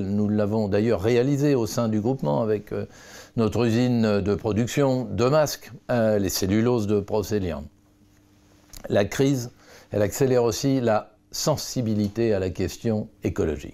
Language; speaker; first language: French; native; French